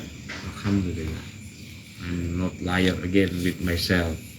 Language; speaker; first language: English; non-native, learner; Indonesian